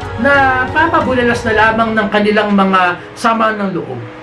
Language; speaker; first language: Filipino; native; Filipino